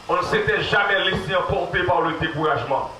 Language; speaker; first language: French; non-native, local second language; Haitian Creole